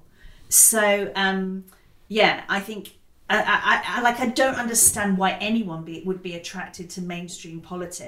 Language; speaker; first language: English; native; English